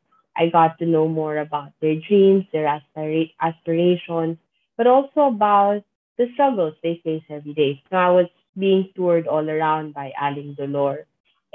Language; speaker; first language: English; non-native, local second language; Filipino